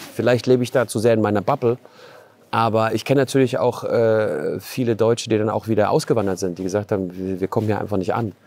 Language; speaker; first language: German; early bilingual, other home language; Turkish